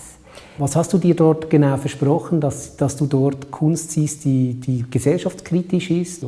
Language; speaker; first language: German; native; German